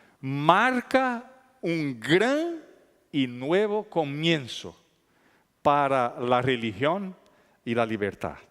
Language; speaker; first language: Spanish; non-native, fluent; Italian